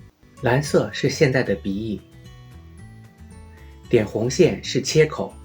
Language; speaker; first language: Chinese; native; Chinese